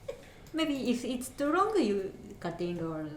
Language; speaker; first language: English; non-native, learner; Japanese